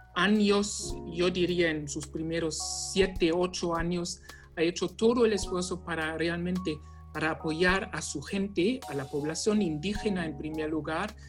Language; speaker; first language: Spanish; non-native, fluent; German